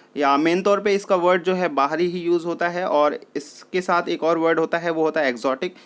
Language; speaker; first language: Hindi; native; Hindi